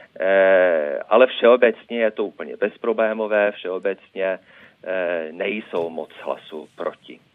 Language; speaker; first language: Czech; non-native, fluent; Norwegian